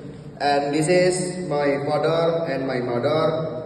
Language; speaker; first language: English; non-native, learner; Indonesian